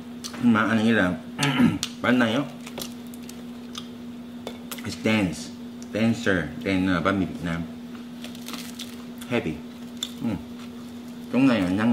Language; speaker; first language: Vietnamese; non-native, learner; Korean